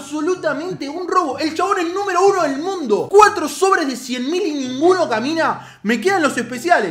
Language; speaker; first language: Spanish; native; Spanish